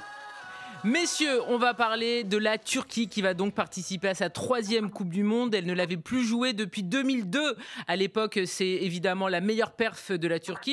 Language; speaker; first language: French; native; French